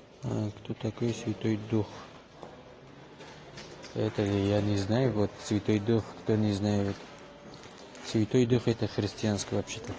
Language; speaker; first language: Russian; non-native, learner; Tajik